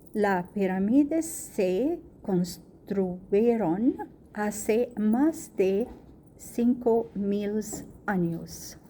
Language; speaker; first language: Spanish; non-native, learner; Arabic